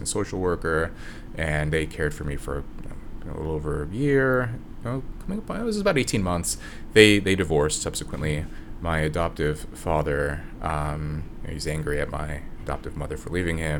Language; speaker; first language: English; native; English